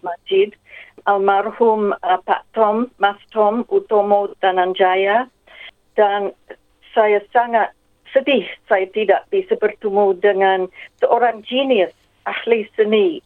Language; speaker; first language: Indonesian; non-native, fluent; English